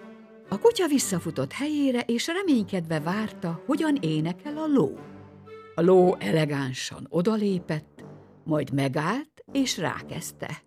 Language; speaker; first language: Hungarian; native; Hungarian